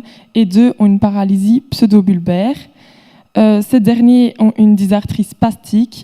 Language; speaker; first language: French; native; French